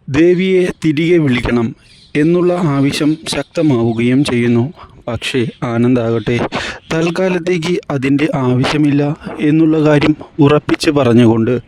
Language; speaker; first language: Malayalam; native; Malayalam